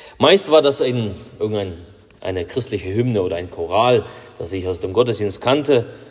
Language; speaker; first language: German; non-native, fluent; Russian